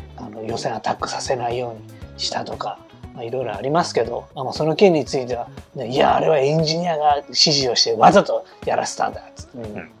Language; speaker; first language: Japanese; native; Japanese